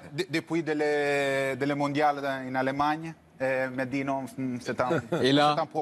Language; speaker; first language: French; non-native, learner; Italian